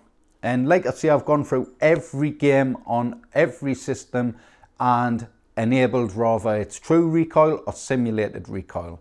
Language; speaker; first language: English; native; English